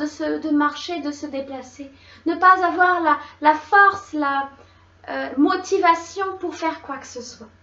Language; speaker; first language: French; native; French